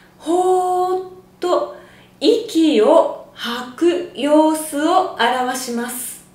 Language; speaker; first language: Japanese; native; Japanese